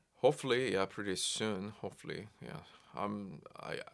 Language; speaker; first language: English; non-native, fluent; Korean